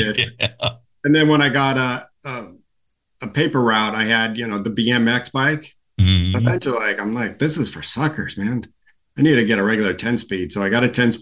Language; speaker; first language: English; native; English